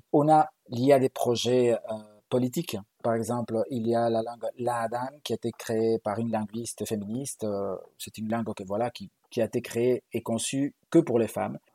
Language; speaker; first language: French; non-native, fluent; Galician